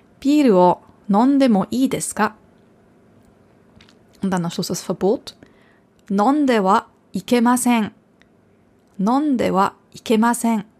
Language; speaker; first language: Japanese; non-native, fluent; German